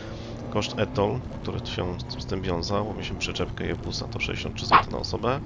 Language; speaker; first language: Polish; native; Polish